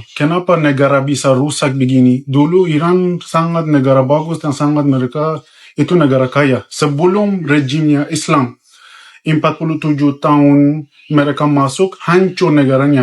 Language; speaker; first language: Indonesian; non-native, fluent; Persian